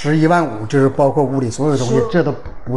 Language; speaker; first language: Chinese; native; Chinese